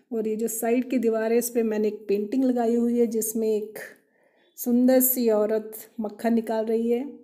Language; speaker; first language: Hindi; non-native, local second language; Kannada